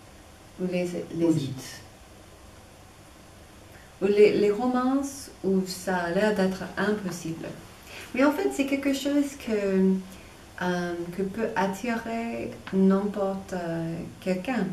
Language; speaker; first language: French; non-native, fluent; English